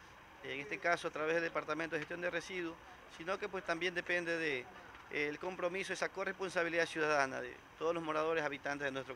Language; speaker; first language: Spanish; native; Spanish